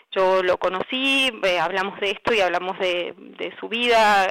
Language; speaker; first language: Spanish; native; Spanish